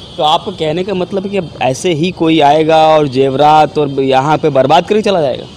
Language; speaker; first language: Hindi; native; Hindi